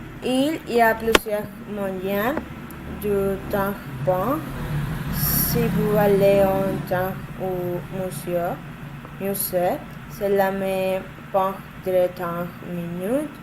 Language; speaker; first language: French; non-native, learner; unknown